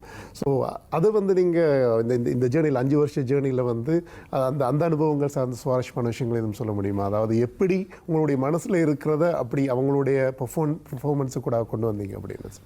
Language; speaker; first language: Tamil; native; Tamil